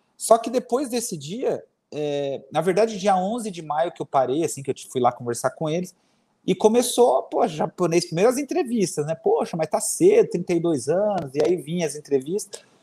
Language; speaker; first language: Portuguese; native; Portuguese